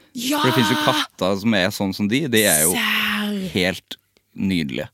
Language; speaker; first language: Norwegian; native; Norwegian